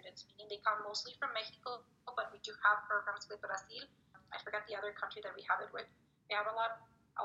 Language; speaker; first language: English; non-native, fluent; Spanish